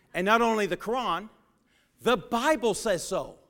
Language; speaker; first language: English; native; English